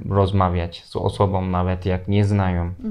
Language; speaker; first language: Polish; non-native, fluent; Turkish